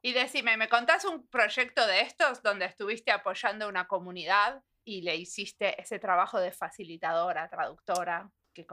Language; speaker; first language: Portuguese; non-native, learner; Spanish